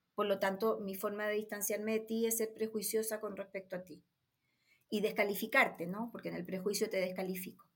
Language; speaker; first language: Spanish; native; Spanish